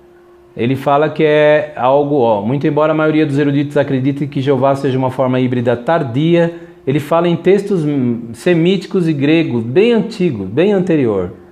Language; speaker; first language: Portuguese; native; Portuguese